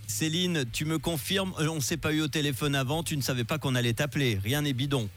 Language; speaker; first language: French; native; French